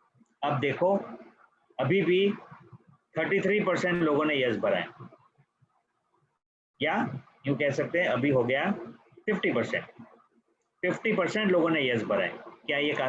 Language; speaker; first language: Hindi; native; Hindi